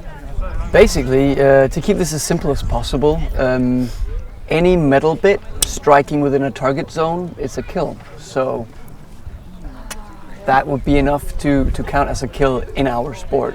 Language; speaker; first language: English; non-native, fluent; Danish